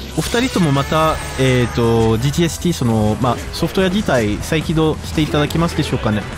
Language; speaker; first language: Japanese; non-native, fluent; French